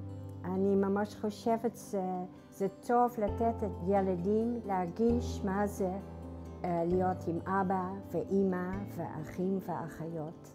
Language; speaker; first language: Hebrew; non-native, learner; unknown